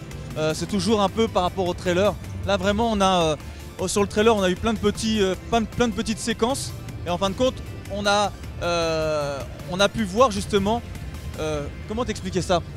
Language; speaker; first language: French; native; French